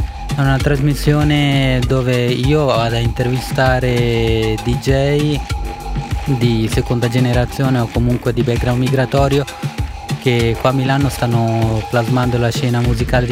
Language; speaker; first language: Italian; early bilingual, other home language; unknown